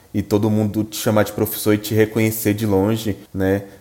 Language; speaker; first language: Portuguese; native; Portuguese